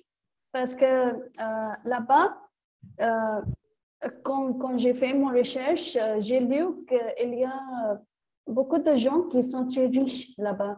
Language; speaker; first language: French; non-native, learner; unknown